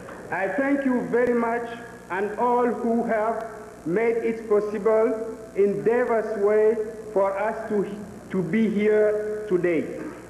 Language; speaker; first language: English; non-native, fluent; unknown